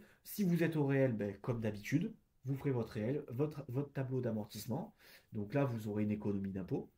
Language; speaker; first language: French; native; French